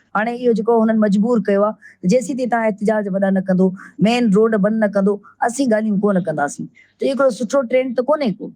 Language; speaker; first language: Sindhi; native; Sindhi